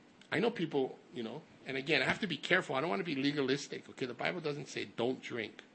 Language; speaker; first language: English; native; English